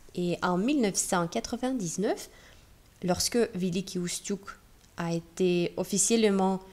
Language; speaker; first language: French; non-native, fluent; Russian